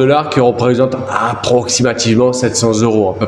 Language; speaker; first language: French; native; French